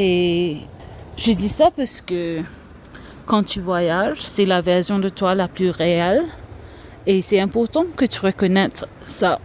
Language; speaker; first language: French; non-native, local second language; Morisyen